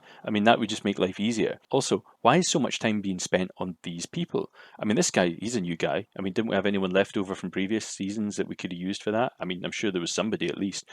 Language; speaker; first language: English; native; English